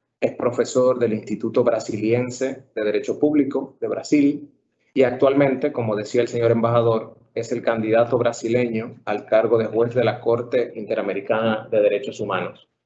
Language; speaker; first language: Spanish; native; Spanish